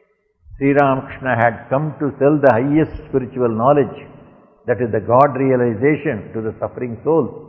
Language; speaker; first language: English; non-native, local second language; Tamil